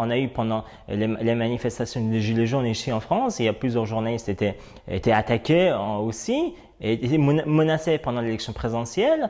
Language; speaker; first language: French; non-native, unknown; Persian